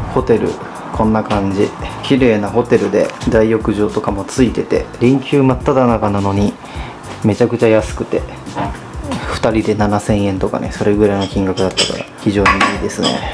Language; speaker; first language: Japanese; native; Japanese